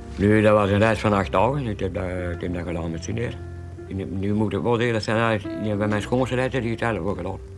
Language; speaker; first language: Dutch; native; Dutch